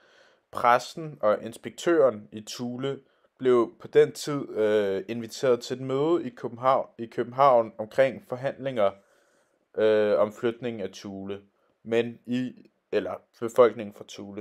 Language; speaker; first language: Danish; native; Danish